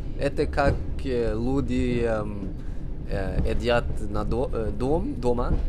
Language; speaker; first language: Russian; non-native, learner; Swedish